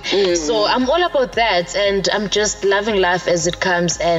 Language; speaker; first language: English; non-native, local second language; Zulu